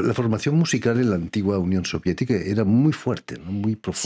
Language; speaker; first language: Spanish; native; Spanish